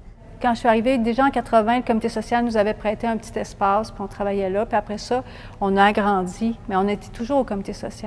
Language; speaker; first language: French; native; French